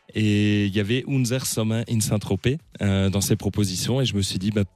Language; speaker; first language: French; native; French